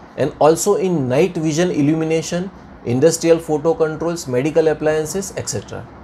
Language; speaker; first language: English; non-native, local second language; Gujarati